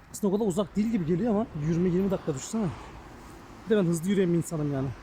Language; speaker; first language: Turkish; early bilingual, heritage; Turkish